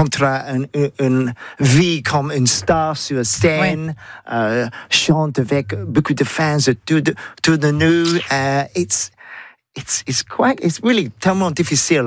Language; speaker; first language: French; non-native, learner; English